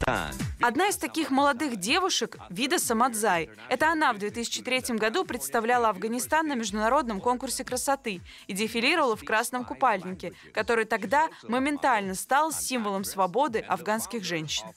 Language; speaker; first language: Russian; native; Russian